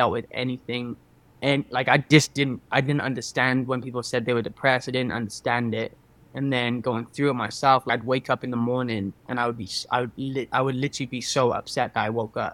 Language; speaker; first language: English; native; English